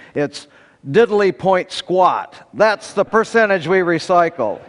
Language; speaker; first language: English; native; English